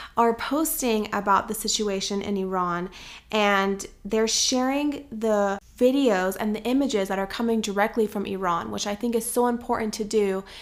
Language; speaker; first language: English; early bilingual, other home language; Persian